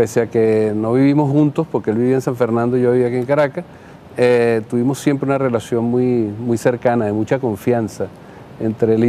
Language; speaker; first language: Spanish; native; Spanish